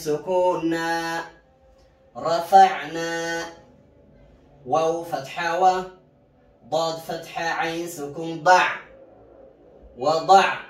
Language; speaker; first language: Arabic; non-native, fluent; Oromo